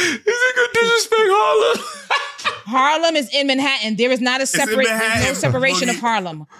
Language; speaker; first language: English; native; English